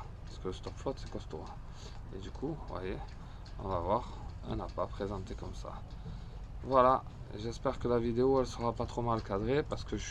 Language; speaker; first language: French; native; French